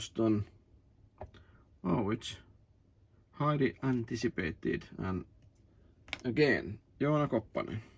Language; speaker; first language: English; non-native, learner; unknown